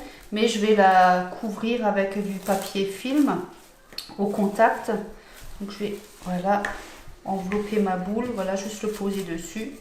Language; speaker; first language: French; native; French